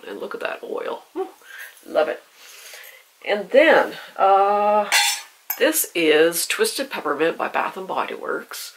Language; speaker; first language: English; native; English